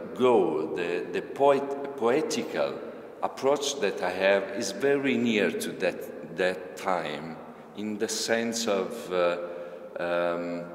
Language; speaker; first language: English; non-native, fluent; Italian